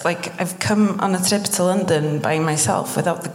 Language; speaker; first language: English; non-native, local second language; Welsh